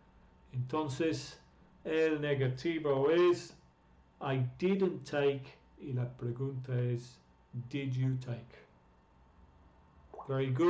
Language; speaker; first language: Spanish; non-native, fluent; English